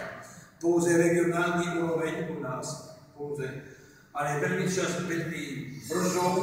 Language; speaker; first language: Czech; non-native, learner; French